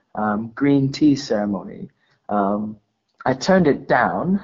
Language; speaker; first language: English; native; English